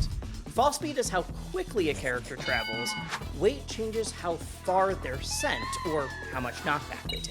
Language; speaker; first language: English; native; English